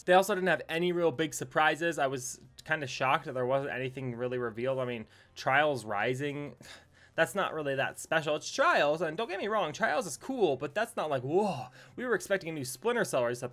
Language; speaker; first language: English; native; English